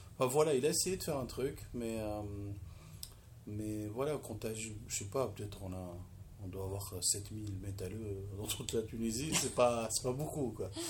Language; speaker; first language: French; non-native, local second language; Arabic